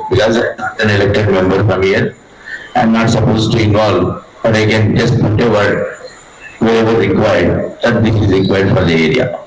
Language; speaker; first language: English; non-native, local second language; Telugu